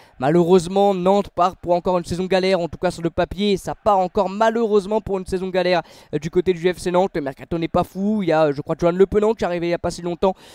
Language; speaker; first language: French; native; French